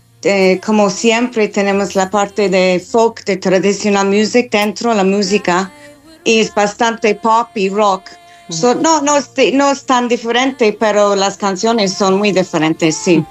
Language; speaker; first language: Spanish; non-native, fluent; English